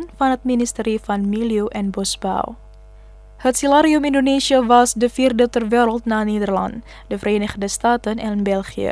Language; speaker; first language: Dutch; non-native, fluent; Indonesian